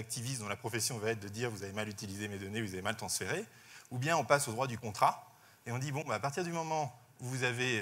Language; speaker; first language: French; native; French